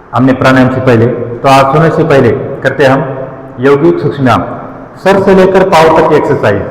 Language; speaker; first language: Hindi; non-native, local second language; Marathi